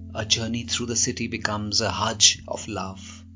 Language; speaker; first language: English; non-native, local second language; Hindi